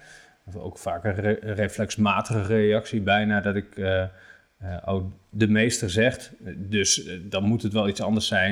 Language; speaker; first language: Dutch; native; Dutch